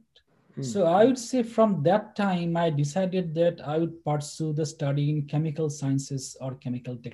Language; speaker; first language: English; non-native, local second language; Bangla